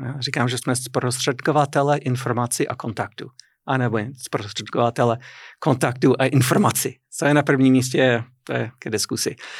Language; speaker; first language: Czech; non-native, fluent; English